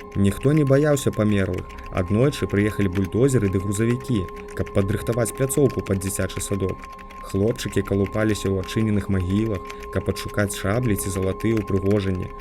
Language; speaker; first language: Belarusian; native; Belarusian